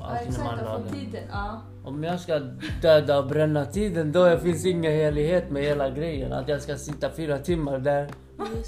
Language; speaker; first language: Swedish; non-native, fluent; Kurdish